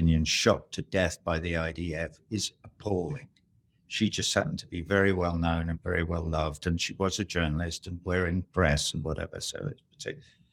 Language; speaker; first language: English; native; English